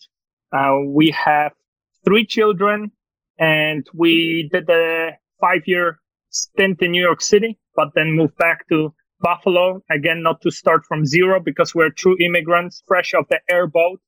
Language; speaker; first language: English; non-native, fluent; Polish